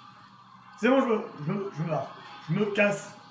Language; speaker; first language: French; native; French